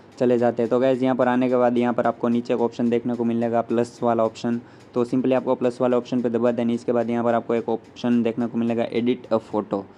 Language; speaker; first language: Hindi; non-native, local second language; Gujarati